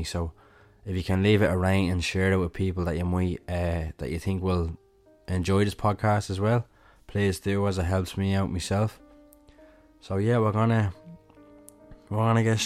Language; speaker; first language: English; native; English